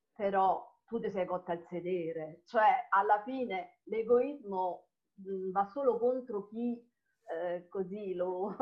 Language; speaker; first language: Italian; non-native, local second language; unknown